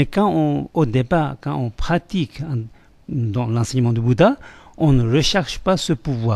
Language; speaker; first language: French; non-native, fluent; Tibetan